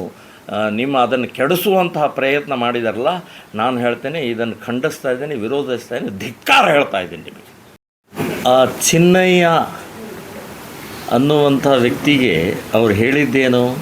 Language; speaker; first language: Kannada; native; Kannada